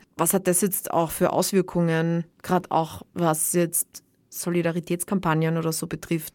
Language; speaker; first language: German; native; German